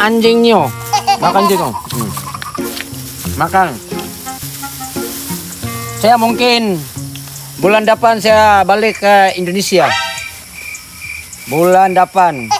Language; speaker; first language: Indonesian; non-native, learner; Cebuano